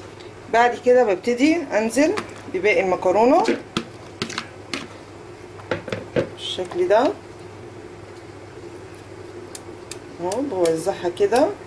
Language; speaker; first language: Arabic; native; Arabic